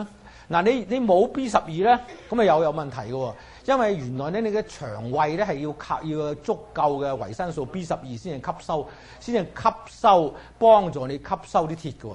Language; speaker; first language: Chinese; native; Chinese